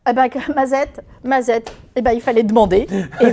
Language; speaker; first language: French; native; French